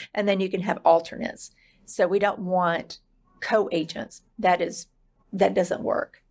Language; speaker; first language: English; native; English